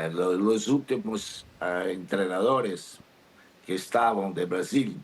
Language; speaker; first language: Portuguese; non-native, learner; Spanish